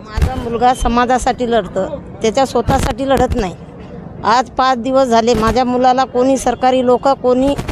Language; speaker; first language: Marathi; non-native, local second language; Lambadi